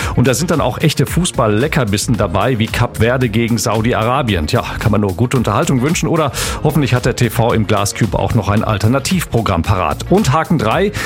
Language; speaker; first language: German; native; German